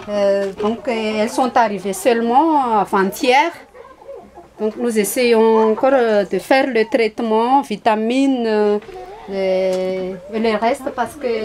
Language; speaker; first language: French; non-native, local second language; Malagasy